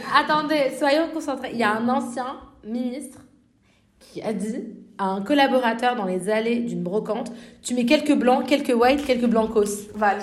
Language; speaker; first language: French; native; French